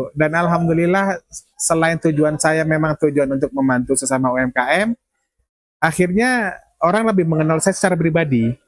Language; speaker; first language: Indonesian; non-native, local second language; Banjar